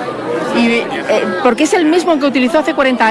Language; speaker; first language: Spanish; native; Spanish